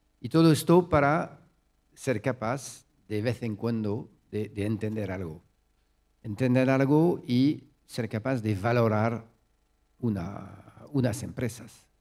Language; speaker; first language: Spanish; non-native, fluent; French